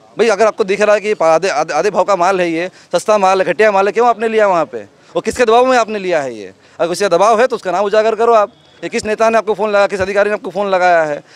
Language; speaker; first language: Hindi; native; Hindi